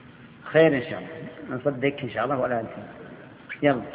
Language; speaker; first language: Arabic; native; Arabic